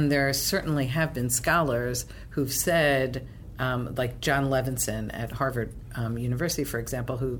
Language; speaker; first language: English; native; English